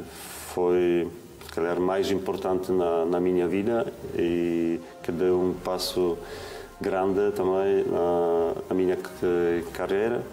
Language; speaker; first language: Portuguese; non-native, fluent; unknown